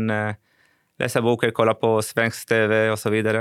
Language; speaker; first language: Swedish; non-native, fluent; Spanish